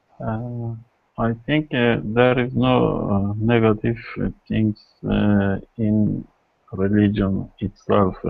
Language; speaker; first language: English; non-native, learner; Kurdish